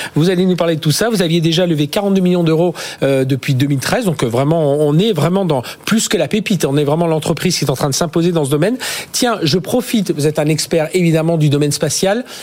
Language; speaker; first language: French; native; French